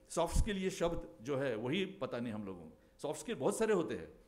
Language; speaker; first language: Hindi; non-native, local second language; Marathi